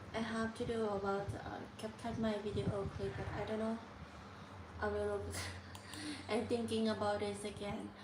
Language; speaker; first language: English; non-native, learner; Thai